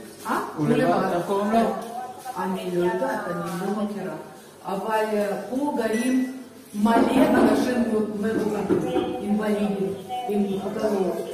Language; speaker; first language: Hebrew; non-native, learner; Russian